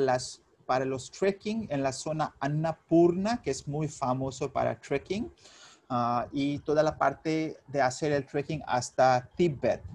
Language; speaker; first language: Spanish; non-native, fluent; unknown